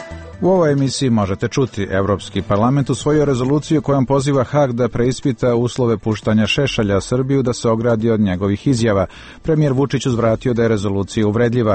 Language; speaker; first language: Croatian; native; Croatian